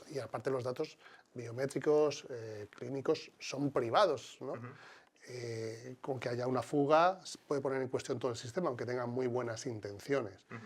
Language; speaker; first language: Spanish; native; Spanish